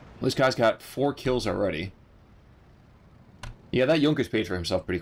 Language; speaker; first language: English; native; English